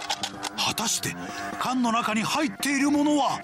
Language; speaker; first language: Japanese; native; Japanese